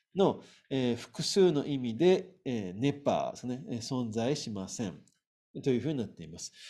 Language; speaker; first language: Japanese; native; Japanese